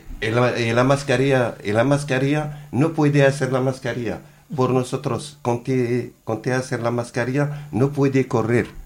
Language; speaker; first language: Spanish; non-native, learner; Arabic